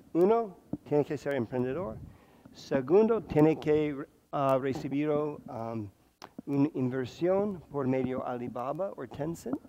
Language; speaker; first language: Spanish; non-native, fluent; English